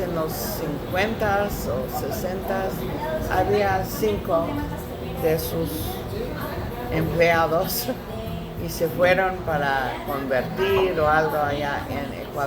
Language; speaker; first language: Spanish; non-native, learner; English